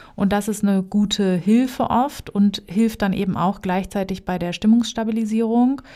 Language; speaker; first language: German; native; German